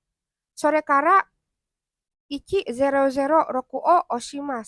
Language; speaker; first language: Japanese; non-native, learner; Indonesian